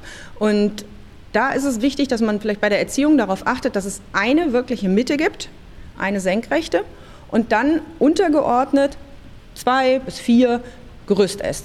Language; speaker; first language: German; native; German